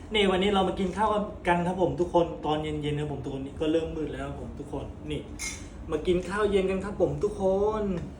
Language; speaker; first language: Thai; non-native, local second language; Northern Khmer